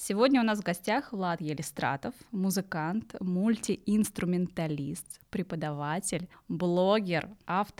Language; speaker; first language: Russian; native; Russian